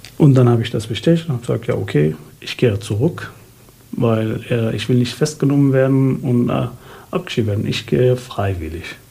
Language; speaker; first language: German; non-native, fluent; Arabic